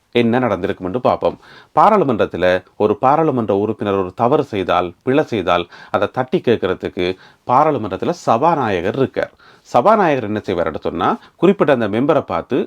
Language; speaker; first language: Tamil; native; Tamil